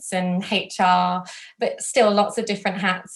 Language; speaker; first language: English; native; English